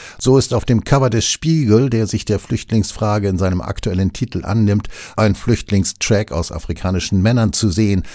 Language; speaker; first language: German; native; German